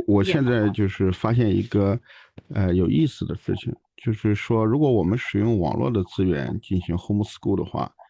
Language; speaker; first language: Chinese; native; Chinese